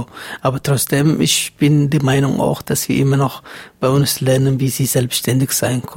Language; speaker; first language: German; non-native, fluent; Somali